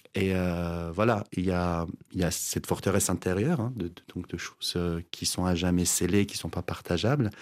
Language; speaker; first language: French; non-native, fluent; Azerbaijani